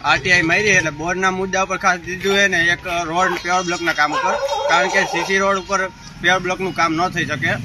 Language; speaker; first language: Gujarati; native; Gujarati